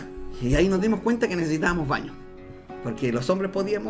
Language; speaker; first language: Spanish; native; Spanish